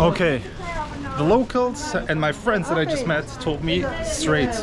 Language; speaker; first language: English; non-native, fluent; Turkish